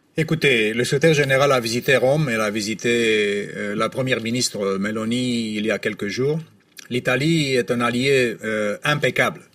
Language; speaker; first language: French; non-native, fluent; Romanian